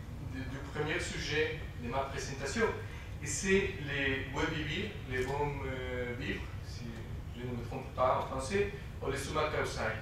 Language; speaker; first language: French; non-native, fluent; Spanish